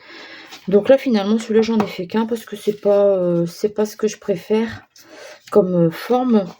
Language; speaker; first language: French; native; French